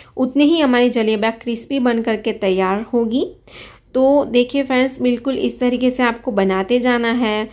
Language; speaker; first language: Hindi; non-native, local second language; Gujarati